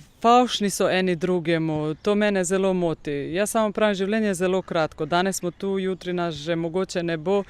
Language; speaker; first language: Slovenian; non-native, local second language; Romany